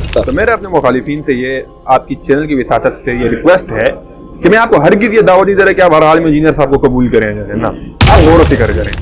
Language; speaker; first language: Urdu; non-native, local second language; Pashto